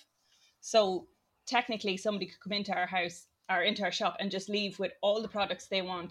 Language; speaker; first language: English; native; English